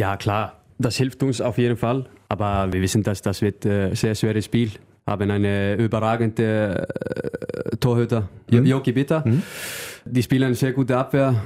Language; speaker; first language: German; non-native, learner; Icelandic